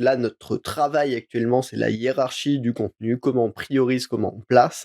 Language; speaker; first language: French; native; French